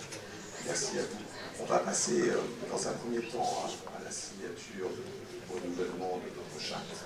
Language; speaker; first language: French; native; French